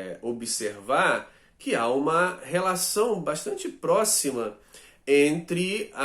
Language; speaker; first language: Portuguese; native; Portuguese